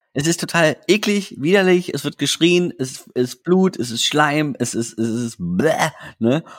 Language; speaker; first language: German; native; German